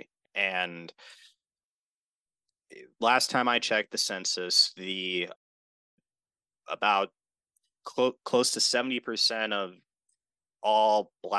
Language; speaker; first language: English; native; English